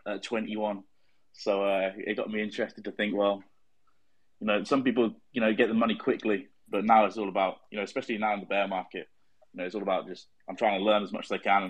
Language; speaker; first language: English; native; English